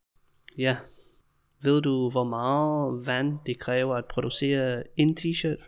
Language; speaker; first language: Danish; non-native, fluent; English